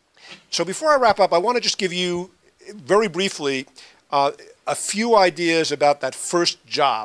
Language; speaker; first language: English; native; English